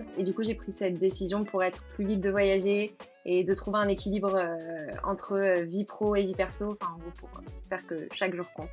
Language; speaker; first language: French; native; French